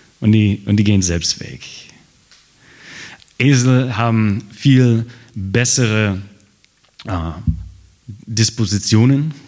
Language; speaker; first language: German; non-native, fluent; English